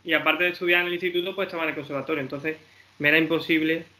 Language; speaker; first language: Spanish; native; Spanish